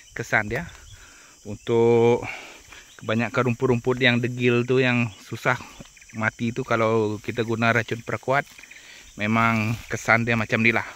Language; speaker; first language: Malay; non-native, local second language; Iban